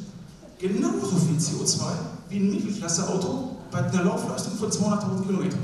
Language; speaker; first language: German; native; German